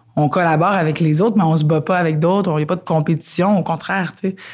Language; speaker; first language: French; native; French